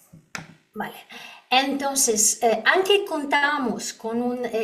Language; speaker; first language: Spanish; non-native, learner; Polish